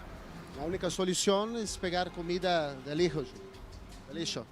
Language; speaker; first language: Spanish; non-native, learner; Portuguese